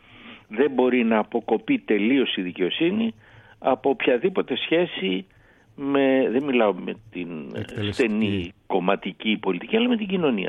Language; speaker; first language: Greek; native; Greek